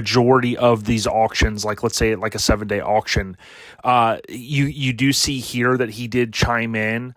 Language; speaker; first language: English; native; English